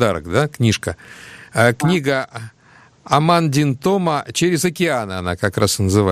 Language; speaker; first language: Russian; native; Russian